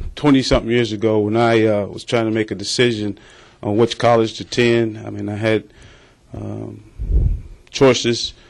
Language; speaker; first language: English; native; English